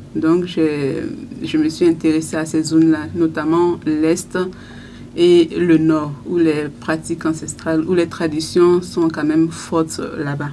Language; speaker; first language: French; non-native, local second language; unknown